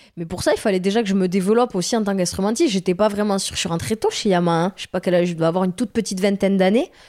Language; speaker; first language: French; native; French